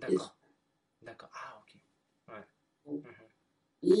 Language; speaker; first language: French; non-native, fluent; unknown